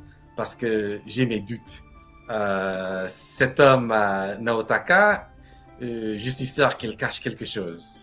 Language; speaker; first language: French; non-native, fluent; English